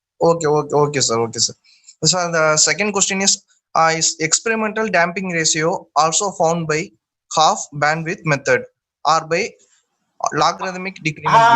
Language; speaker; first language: English; non-native, local second language; Tamil